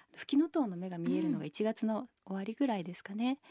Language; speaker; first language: Japanese; native; Japanese